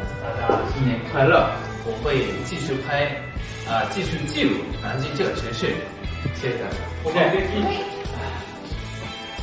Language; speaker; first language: Chinese; non-native, fluent; Japanese